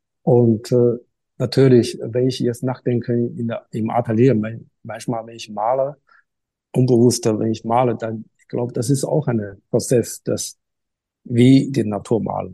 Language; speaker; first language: German; non-native, fluent; Chinese